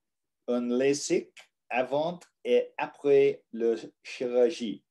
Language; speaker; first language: French; non-native, learner; English